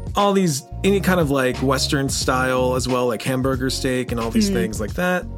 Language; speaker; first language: English; native; English